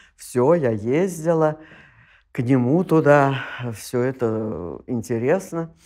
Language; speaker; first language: Russian; native; Russian